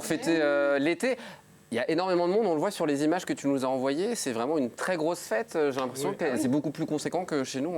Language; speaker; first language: French; native; French